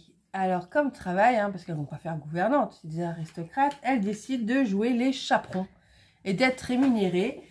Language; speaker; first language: French; native; French